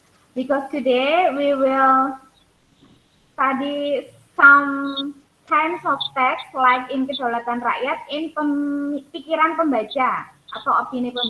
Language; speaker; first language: English; non-native, learner; Indonesian